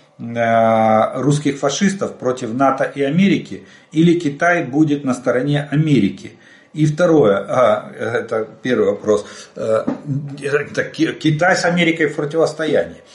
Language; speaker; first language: Russian; native; Russian